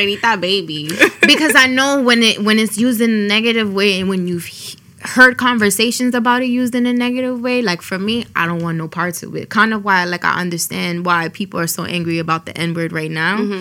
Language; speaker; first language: English; early bilingual, other home language; Spanish